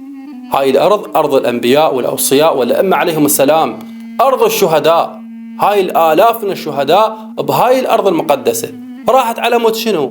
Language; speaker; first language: Arabic; native; Arabic